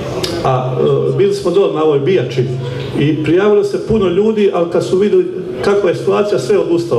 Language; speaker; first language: Croatian; native; Croatian